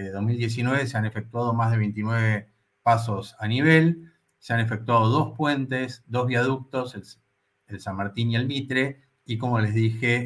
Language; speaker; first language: Spanish; native; Spanish